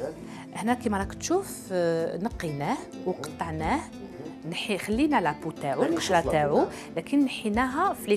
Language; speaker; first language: Arabic; native; Arabic